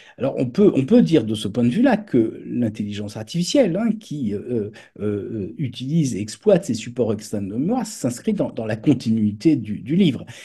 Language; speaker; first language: French; native; French